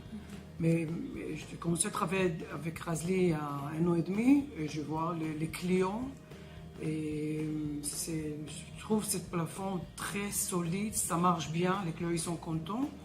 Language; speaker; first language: French; non-native, learner; Hebrew